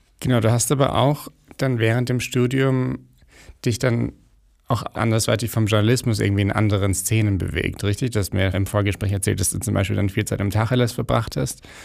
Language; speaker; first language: German; native; German